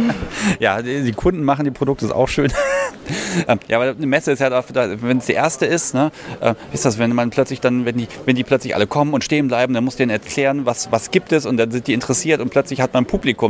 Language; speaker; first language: German; native; German